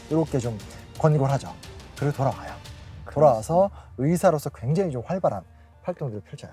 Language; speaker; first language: Korean; native; Korean